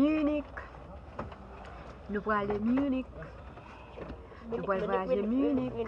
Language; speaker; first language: French; non-native, learner; Haitian Creole